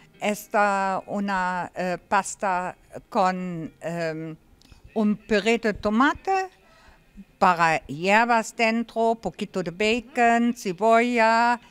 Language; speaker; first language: Spanish; non-native, learner; German